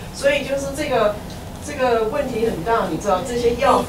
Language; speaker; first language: Chinese; native; Chinese